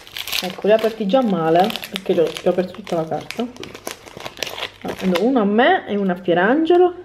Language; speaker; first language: Italian; native; Italian